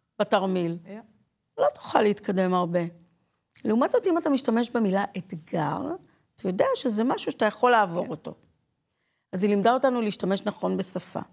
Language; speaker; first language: Hebrew; native; Hebrew